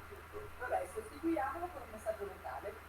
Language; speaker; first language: Italian; native; Italian